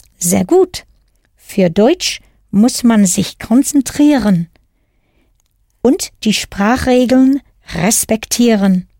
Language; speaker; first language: German; non-native, fluent; English